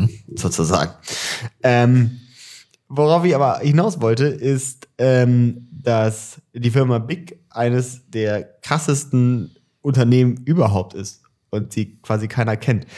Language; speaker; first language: German; native; German